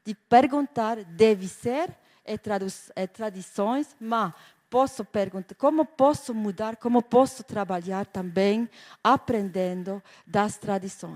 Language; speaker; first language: Portuguese; non-native, fluent; German